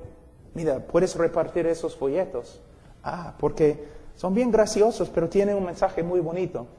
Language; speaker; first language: Spanish; non-native, fluent; English